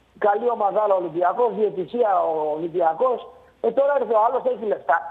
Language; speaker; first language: Greek; native; Greek